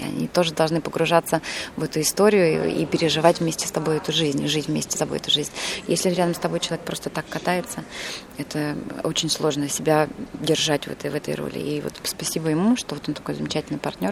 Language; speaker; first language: Russian; native; Russian